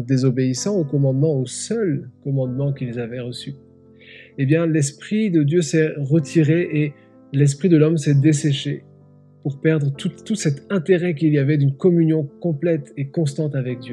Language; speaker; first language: French; native; French